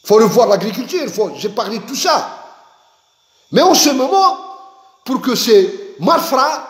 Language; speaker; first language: French; non-native, local second language; Arabic